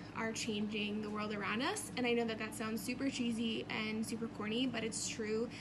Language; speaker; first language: English; native; English